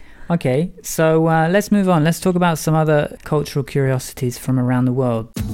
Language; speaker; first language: English; native; English